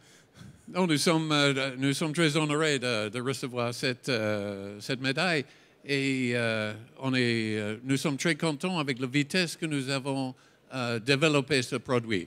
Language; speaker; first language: French; non-native, fluent; English